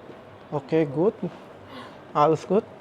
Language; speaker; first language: German; non-native, learner; Indonesian